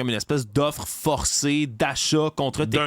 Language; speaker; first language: French; native; French